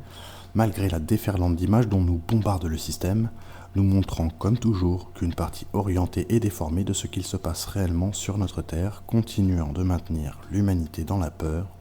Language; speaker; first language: French; native; French